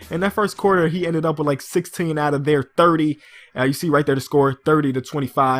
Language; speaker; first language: English; native; English